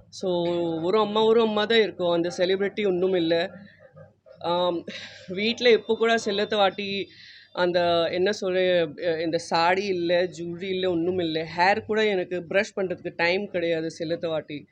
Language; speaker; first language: Tamil; non-native, learner; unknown